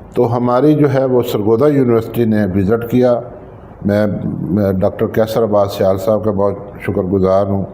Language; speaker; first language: Urdu; non-native, local second language; Punjabi